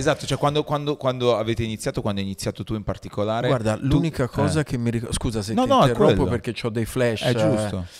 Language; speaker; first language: Italian; native; Italian